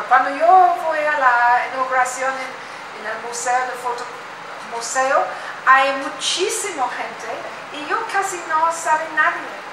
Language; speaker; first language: Spanish; non-native, learner; English